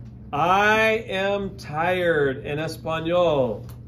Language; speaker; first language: Spanish; non-native, fluent; English